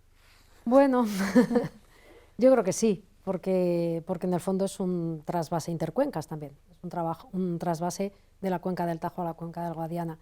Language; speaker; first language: Spanish; native; Spanish